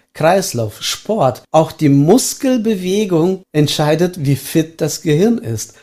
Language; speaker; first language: German; early bilingual, heritage; Estonian